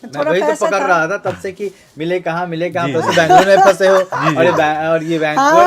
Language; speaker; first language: Hindi; native; Hindi